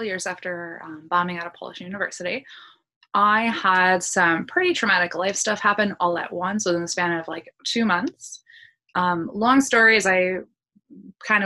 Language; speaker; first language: English; early bilingual, other home language; Polish